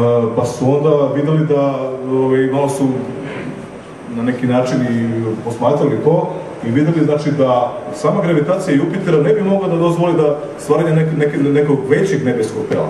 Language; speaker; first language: Serbian; native; Serbian